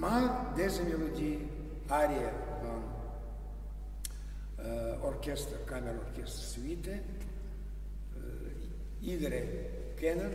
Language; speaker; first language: Dutch; non-native, learner; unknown